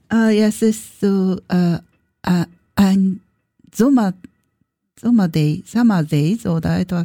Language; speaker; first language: German; non-native, learner; Japanese